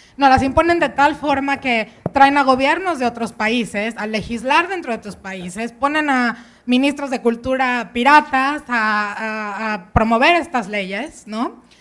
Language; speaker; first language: Spanish; native; Spanish